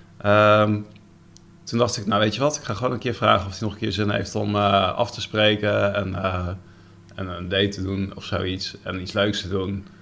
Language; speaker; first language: Dutch; native; Dutch